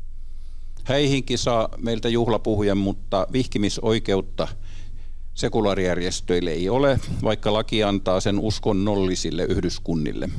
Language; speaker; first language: Finnish; native; Finnish